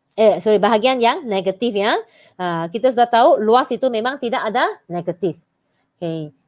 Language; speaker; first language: Malay; non-native, local second language; Chinese